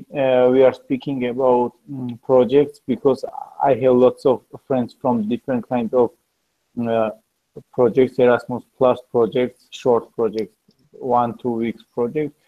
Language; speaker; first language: English; non-native, learner; Georgian